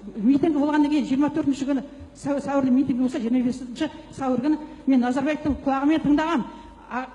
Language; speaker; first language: Kazakh; native; Kazakh